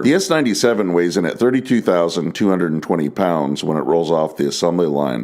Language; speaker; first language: English; native; English